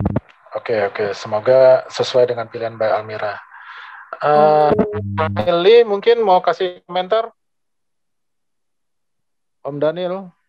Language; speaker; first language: Indonesian; native; Indonesian